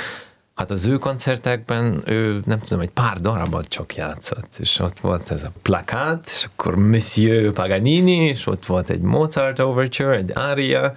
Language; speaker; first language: Hungarian; non-native, fluent; Russian